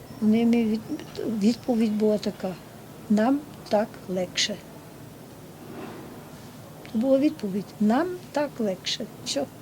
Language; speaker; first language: Ukrainian; early bilingual, heritage; Ukrainian